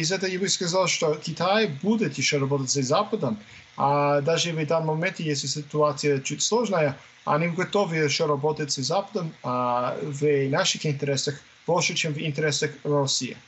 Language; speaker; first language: Russian; non-native, fluent; English